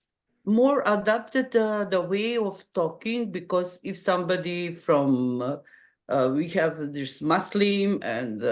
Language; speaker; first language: English; non-native, fluent; Macedonian